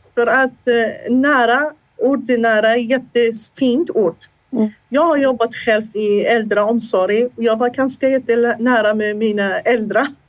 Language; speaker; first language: Swedish; non-native, fluent; Assyrian Neo-Aramaic